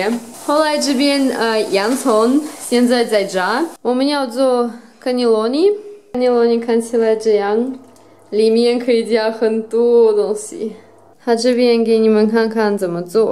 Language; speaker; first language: Chinese; non-native, fluent; Russian